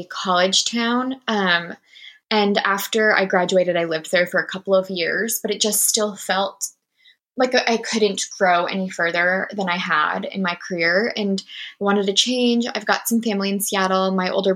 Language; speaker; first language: English; native; English